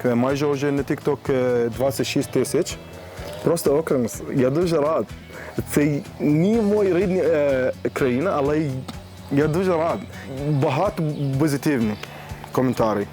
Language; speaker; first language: Ukrainian; non-native, learner; Arabic